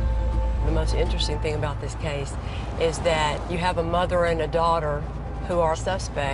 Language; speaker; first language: English; native; English